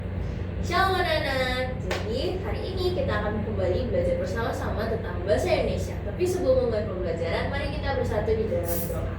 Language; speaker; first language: Indonesian; native; Indonesian